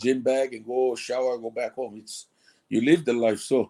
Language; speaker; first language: English; early bilingual, other home language; Samoan